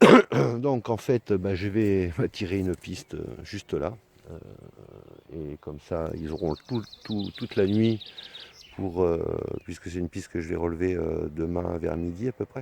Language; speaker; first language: French; native; French